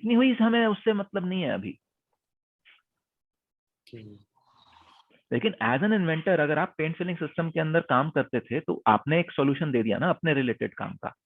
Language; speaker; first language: Hindi; native; Hindi